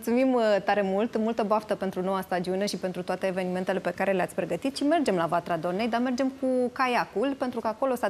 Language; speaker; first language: Romanian; native; Romanian